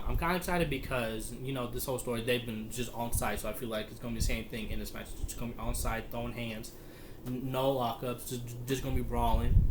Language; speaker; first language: English; native; English